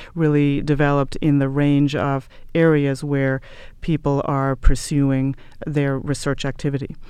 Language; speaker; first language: English; native; English